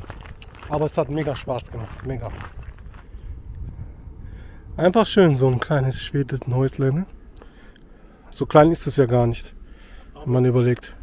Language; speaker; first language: German; native; German